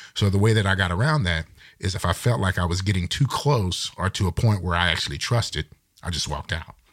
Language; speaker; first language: English; native; English